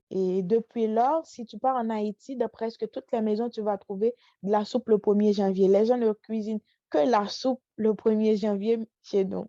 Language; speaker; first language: French; non-native, local second language; Haitian Creole